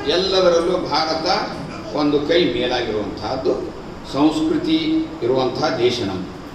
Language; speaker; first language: Kannada; native; Kannada